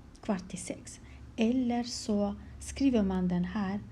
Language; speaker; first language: Swedish; non-native, fluent; Kurdish